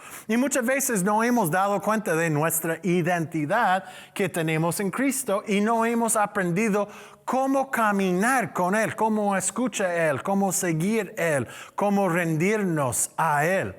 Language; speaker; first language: Spanish; non-native, learner; English